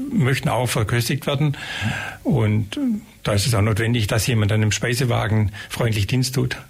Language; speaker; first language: German; native; German